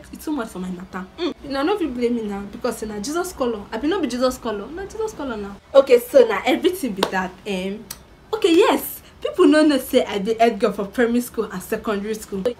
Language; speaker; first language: Nigerian Pidgin; non-native, local second language; Yoruba